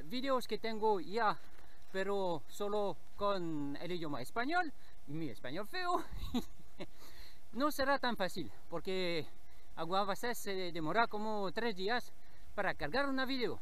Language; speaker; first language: Spanish; non-native, learner; French